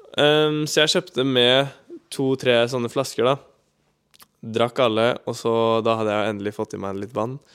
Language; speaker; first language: Norwegian; native; Norwegian